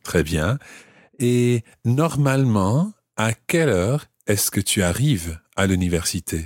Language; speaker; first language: French; non-native, fluent; English